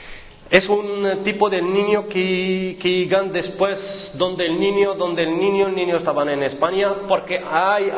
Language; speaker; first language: Spanish; non-native, fluent; Arabic